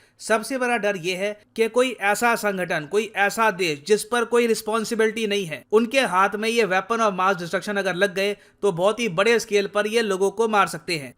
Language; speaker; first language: Hindi; native; Hindi